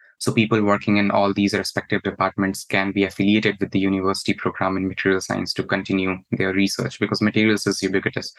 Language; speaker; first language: English; non-native, local second language; Hindi